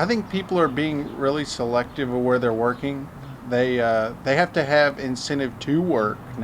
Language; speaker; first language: English; native; English